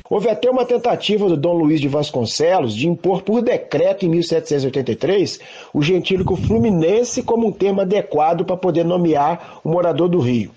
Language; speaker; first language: Portuguese; native; Portuguese